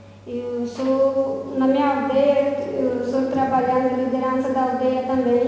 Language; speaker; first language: Portuguese; non-native, local second language; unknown